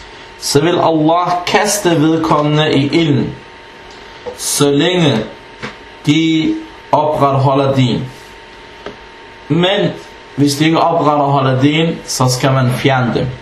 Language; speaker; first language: Danish; non-native, fluent; Arabic